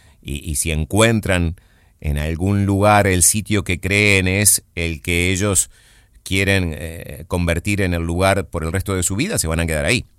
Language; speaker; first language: Spanish; native; Spanish